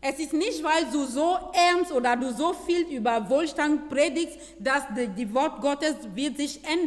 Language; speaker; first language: German; non-native, fluent; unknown